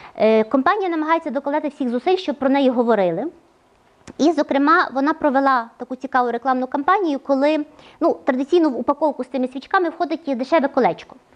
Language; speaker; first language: Ukrainian; native; Ukrainian